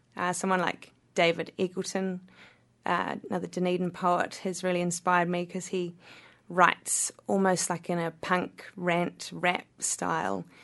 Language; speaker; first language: English; native; English